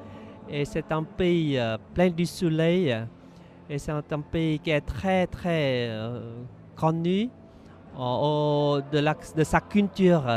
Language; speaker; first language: French; non-native, fluent; Vietnamese